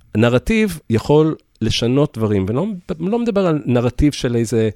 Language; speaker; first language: Hebrew; early bilingual, other home language; English